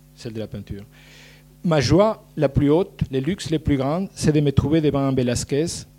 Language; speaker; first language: French; non-native, fluent; Spanish